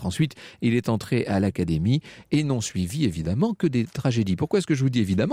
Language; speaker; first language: French; native; French